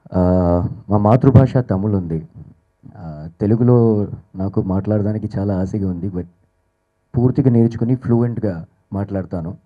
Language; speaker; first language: Telugu; non-native, learner; Tamil